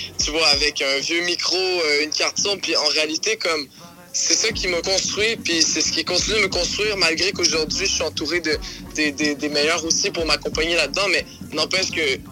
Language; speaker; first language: French; native; French